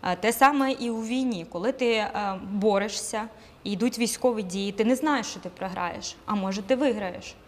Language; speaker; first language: Ukrainian; non-native, local second language; Russian